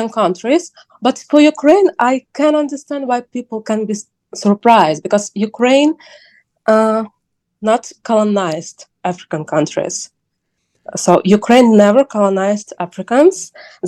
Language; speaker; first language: English; non-native, learner; Ukrainian